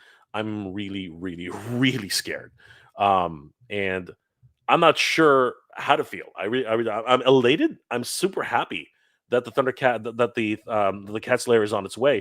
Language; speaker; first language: English; native; English